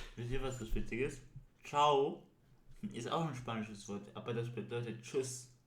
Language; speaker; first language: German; early bilingual, other home language; Spanish